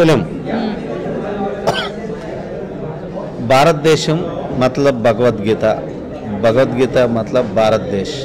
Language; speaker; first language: Hindi; non-native, local second language; Telugu